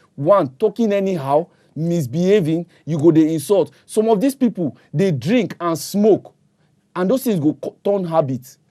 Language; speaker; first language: Nigerian Pidgin; native; Nigerian Pidgin